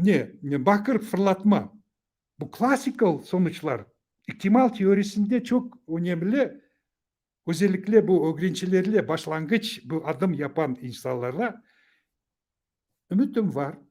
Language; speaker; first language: Turkish; non-native, learner; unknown